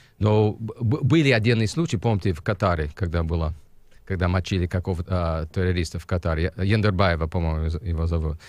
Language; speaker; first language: Russian; non-native, fluent; English